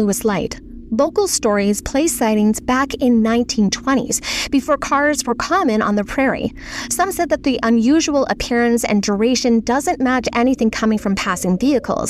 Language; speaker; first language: English; native; English